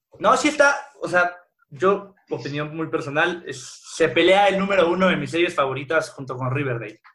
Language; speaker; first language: Spanish; native; Spanish